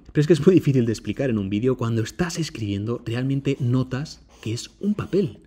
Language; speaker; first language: Spanish; native; Spanish